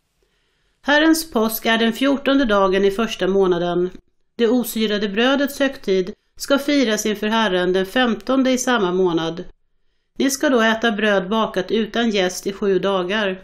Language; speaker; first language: Swedish; native; Swedish